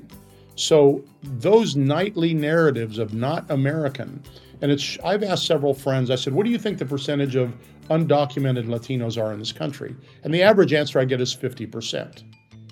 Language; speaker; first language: English; native; English